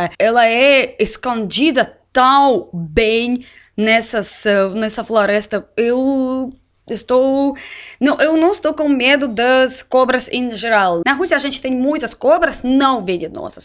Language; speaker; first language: Portuguese; non-native, learner; Russian